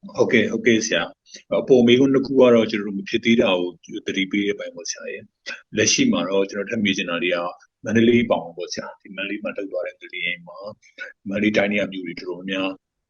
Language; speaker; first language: Burmese; native; Burmese